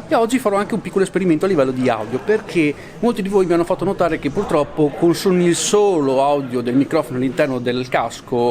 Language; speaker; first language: Italian; native; Italian